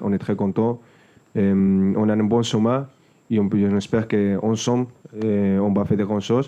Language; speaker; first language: French; non-native, fluent; Spanish